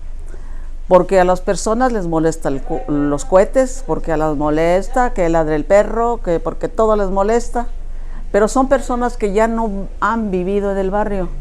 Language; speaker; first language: Spanish; native; Spanish